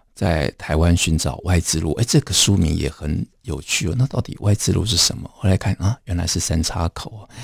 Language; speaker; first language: Chinese; native; Chinese